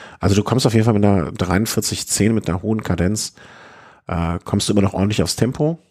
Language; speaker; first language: German; native; German